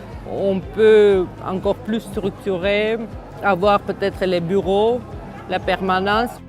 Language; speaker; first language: French; non-native, fluent; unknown